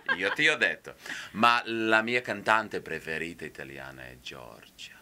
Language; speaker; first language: Italian; non-native, fluent; Serbian